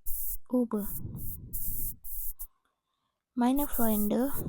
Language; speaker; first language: German; non-native, fluent; Indonesian